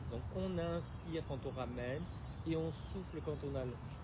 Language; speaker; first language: French; native; French